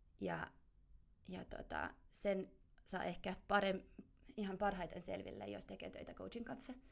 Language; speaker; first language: Finnish; non-native, fluent; German